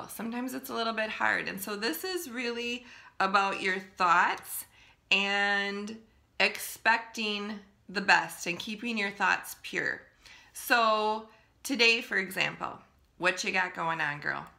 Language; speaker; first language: English; native; English